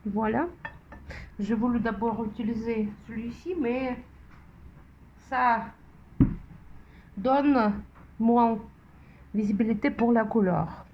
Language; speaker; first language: French; non-native, fluent; Russian